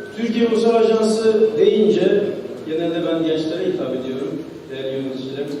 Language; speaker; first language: Turkish; early bilingual, heritage; Turkish